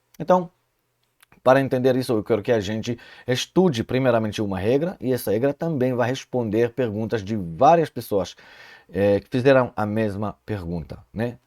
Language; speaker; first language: Portuguese; non-native, fluent; Hebrew